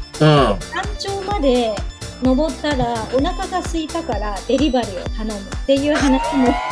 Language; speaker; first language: Japanese; native; Japanese